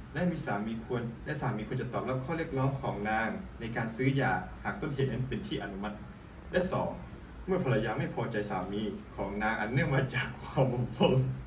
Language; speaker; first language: Thai; non-native, local second language; Pattani Malay